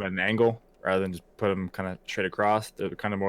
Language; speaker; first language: English; native; English